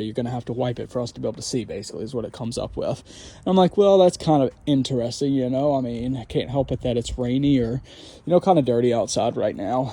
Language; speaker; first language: English; native; English